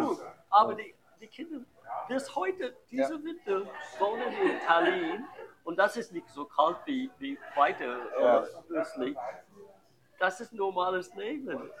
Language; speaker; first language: German; non-native, learner; English